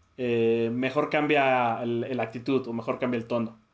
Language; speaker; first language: Spanish; native; Spanish